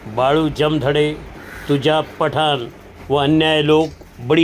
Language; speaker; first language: Hindi; non-native, local second language; Marathi